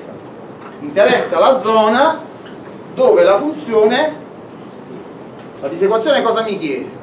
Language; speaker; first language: Italian; native; Italian